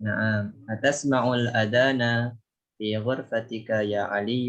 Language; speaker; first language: Arabic; non-native, fluent; Indonesian